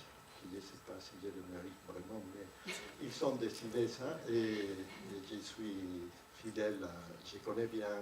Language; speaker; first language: French; non-native, fluent; Spanish